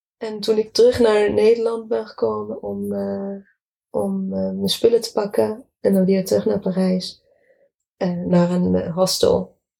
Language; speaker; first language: Dutch; non-native, fluent; Arabic